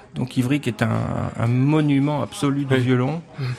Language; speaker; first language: French; native; French